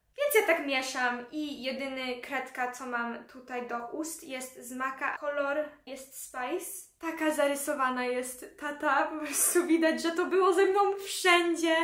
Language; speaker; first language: Polish; early bilingual, heritage; Polish